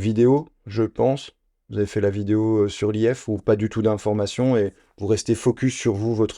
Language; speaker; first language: French; native; French